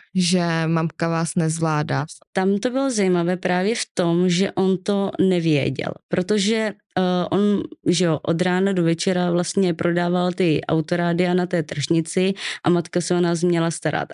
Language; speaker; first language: Czech; native; Czech